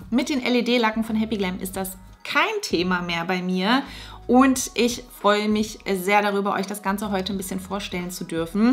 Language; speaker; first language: German; native; German